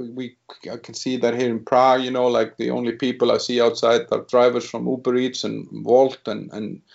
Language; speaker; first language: English; non-native, fluent; Icelandic